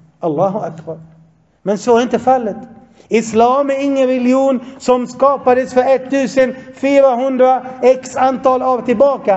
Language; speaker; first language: Swedish; non-native, fluent; Arabic